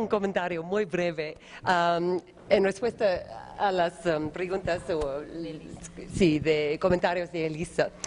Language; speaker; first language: Spanish; non-native, fluent; English